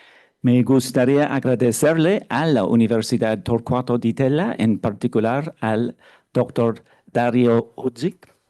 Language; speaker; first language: Spanish; non-native, fluent; English